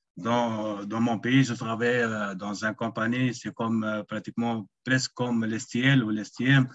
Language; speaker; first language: French; non-native, local second language; Arabic